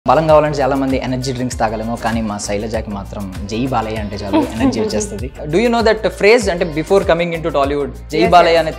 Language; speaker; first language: Telugu; native; Telugu